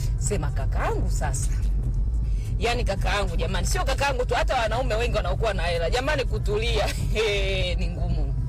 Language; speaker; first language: Swahili; native; Swahili